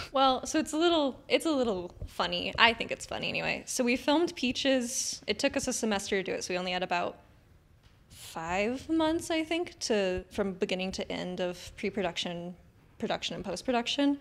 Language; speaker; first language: English; native; English